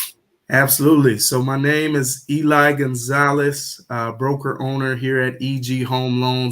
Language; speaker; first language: English; native; English